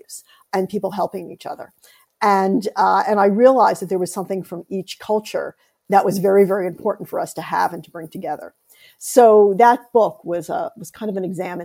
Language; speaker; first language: English; native; English